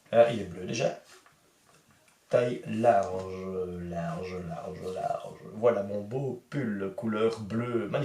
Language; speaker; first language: French; native; French